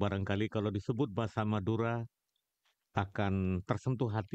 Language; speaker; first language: Indonesian; non-native, local second language; Madurese